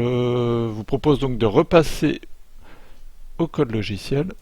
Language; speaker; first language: French; native; French